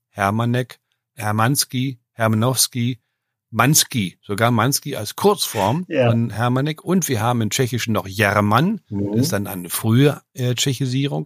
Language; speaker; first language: German; native; German